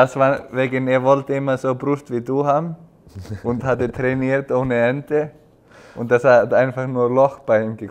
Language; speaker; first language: German; non-native, learner; Icelandic